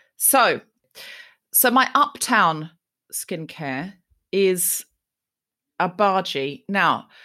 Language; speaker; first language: English; native; English